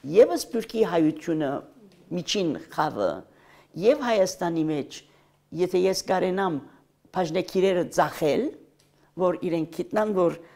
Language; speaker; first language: Armenian; early bilingual, heritage; Armenian